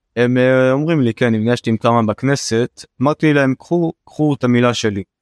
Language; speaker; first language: Hebrew; native; Hebrew